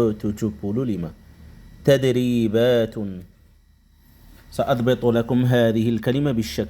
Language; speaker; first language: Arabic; non-native, fluent; Indonesian